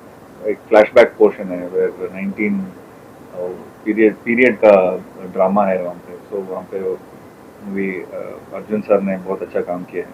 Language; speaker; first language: Hindi; non-native, local second language; Tamil